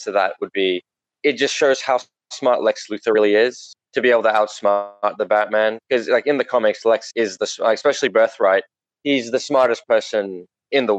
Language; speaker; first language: English; native; English